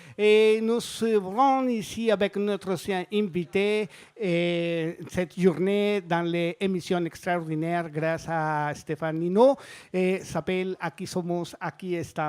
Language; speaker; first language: French; non-native, fluent; Spanish